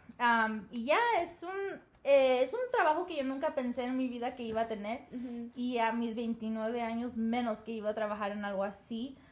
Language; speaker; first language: Spanish; early bilingual, heritage; Spanish